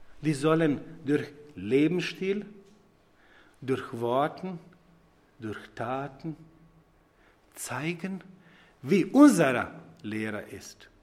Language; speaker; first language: German; non-native, fluent; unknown